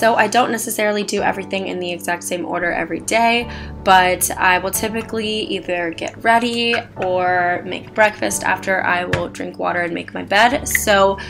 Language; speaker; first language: English; native; English